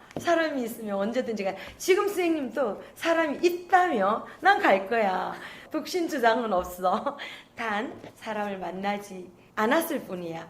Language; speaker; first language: Korean; native; Korean